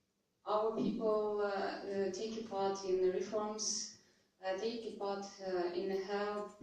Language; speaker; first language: English; non-native, learner; Russian